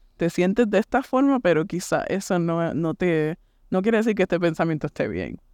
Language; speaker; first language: Spanish; native; Spanish